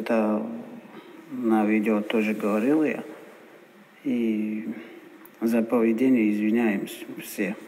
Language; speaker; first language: Russian; non-native, fluent; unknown